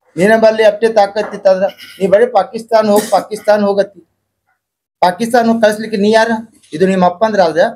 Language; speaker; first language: Kannada; non-native, local second language; Urdu